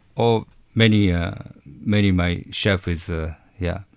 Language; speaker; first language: English; non-native, learner; Japanese